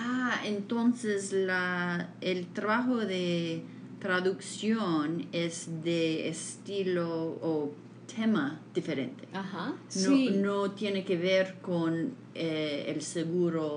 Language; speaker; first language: Spanish; non-native, fluent; English